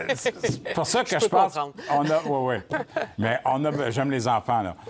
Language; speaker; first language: French; native; French